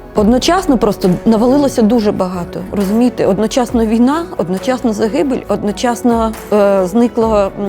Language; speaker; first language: Ukrainian; native; Ukrainian